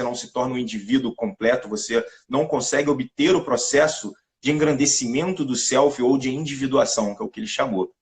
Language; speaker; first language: Portuguese; native; Portuguese